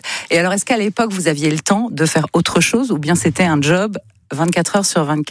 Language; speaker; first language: French; native; French